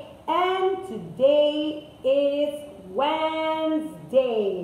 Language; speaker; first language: English; non-native, fluent; Spanish